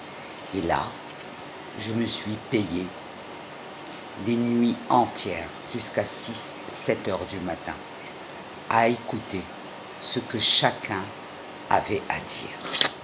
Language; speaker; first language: French; non-native, local second language; Arabic